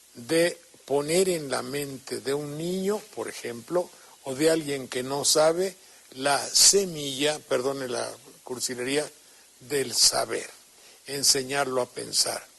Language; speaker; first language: Spanish; native; Spanish